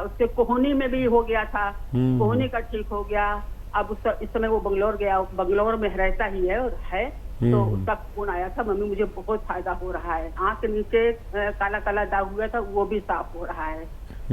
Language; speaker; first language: Hindi; native; Hindi